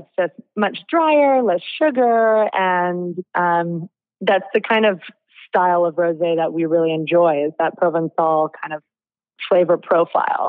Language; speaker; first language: English; native; English